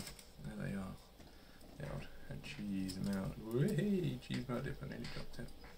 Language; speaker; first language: English; native; English